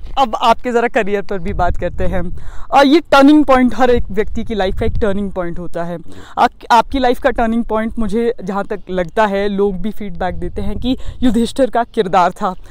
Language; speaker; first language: Hindi; native; Hindi